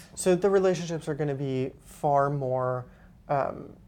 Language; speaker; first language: English; non-native, fluent; Hebrew